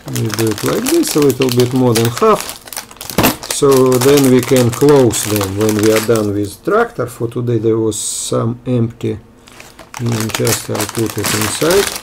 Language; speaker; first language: English; non-native, fluent; Russian